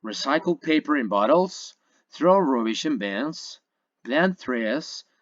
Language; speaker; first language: English; non-native, fluent; Spanish